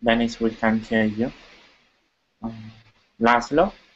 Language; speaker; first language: English; non-native, fluent; Italian